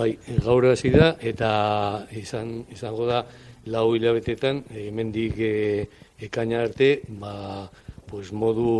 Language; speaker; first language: Basque; non-native, local second language; Spanish